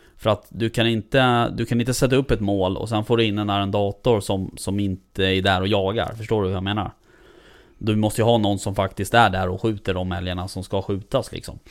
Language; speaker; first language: Swedish; native; Swedish